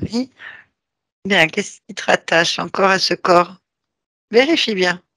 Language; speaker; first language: French; native; French